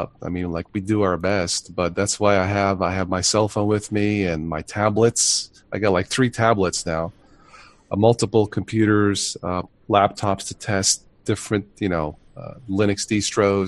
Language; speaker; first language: English; native; English